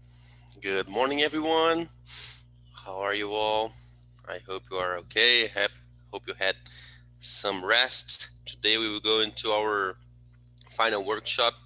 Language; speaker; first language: English; non-native, fluent; Portuguese